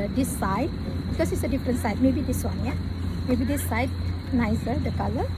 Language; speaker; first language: English; non-native, fluent; Indonesian